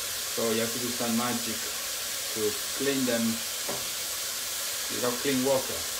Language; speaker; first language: English; non-native, fluent; Italian